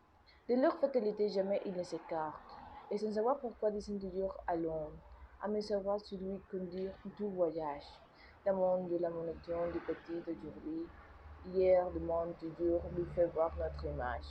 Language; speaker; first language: French; non-native, learner; Spanish